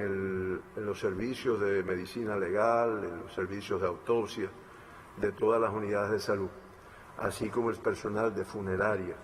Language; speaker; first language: Spanish; native; Spanish